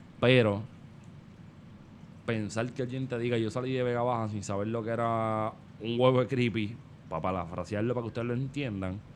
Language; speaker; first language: Spanish; native; Spanish